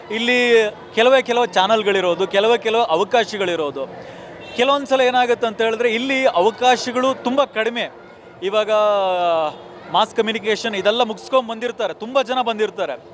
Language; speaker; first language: Kannada; native; Kannada